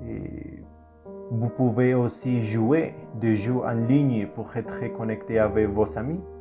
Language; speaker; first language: French; non-native, learner; Spanish